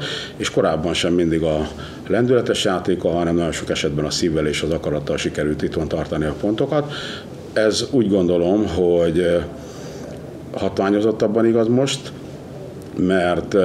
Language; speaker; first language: Hungarian; native; Hungarian